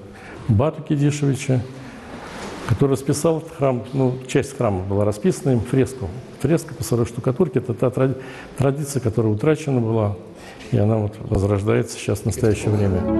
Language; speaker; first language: Russian; native; Russian